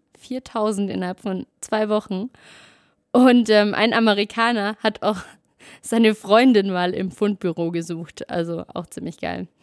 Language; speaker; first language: German; native; German